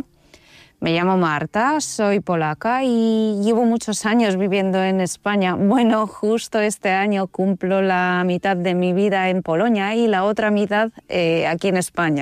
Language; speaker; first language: Spanish; non-native, fluent; Polish